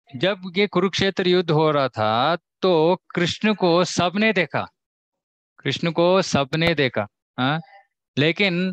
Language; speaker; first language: Hindi; non-native, local second language; Kannada